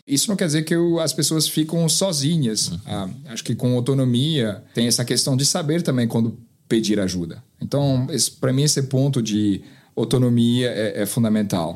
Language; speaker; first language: Portuguese; non-native, fluent; French